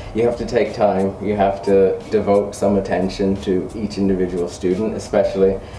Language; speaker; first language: English; native; English